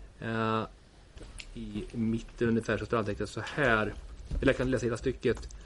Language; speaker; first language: Swedish; native; Swedish